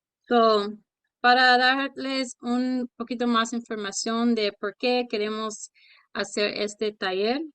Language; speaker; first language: Spanish; early bilingual, heritage; Spanish